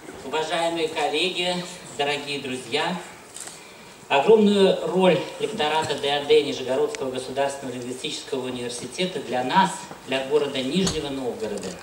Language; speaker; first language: Russian; native; Russian